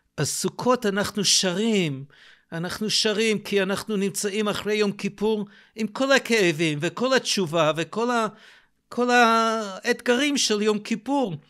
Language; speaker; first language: Hebrew; non-native, fluent; English